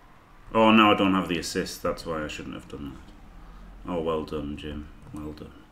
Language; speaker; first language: English; native; English